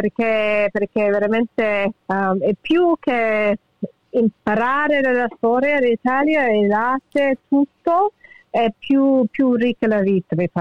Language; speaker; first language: Italian; early bilingual, heritage; English